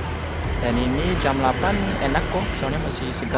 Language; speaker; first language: Indonesian; non-native, fluent; French